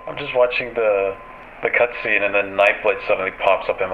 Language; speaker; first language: English; native; English